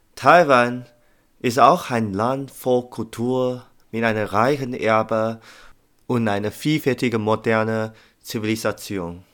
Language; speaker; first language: German; non-native, learner; Chinese